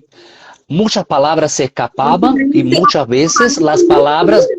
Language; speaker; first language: Spanish; non-native, fluent; Portuguese